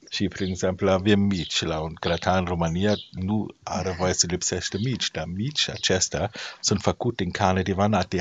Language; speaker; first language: Romanian; non-native, learner; German